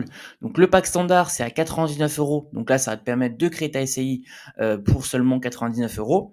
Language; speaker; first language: French; native; French